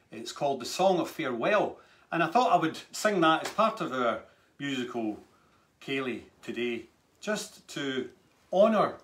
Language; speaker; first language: English; native; English